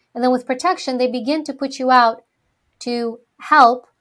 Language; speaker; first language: English; early bilingual, other home language; Greek